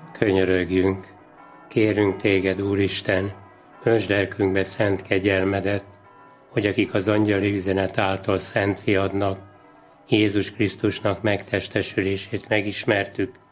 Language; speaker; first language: Hungarian; native; Hungarian